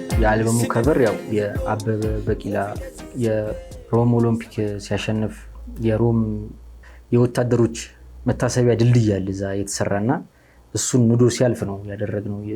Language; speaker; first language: Amharic; native; Amharic